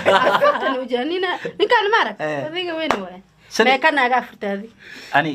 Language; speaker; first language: Somali; non-native, learner; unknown